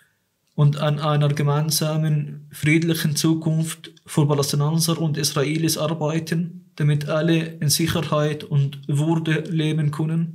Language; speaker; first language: German; non-native, fluent; Arabic